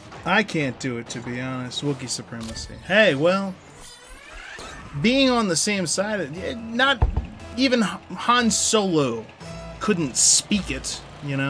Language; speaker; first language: English; native; English